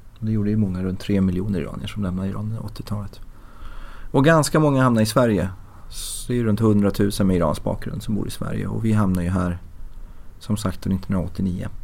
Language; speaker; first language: Swedish; early bilingual, other home language; Persian